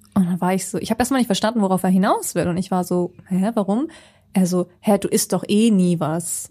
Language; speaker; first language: German; early bilingual, other home language; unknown